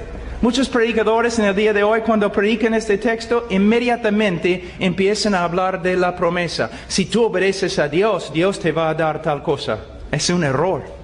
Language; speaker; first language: Spanish; non-native, fluent; English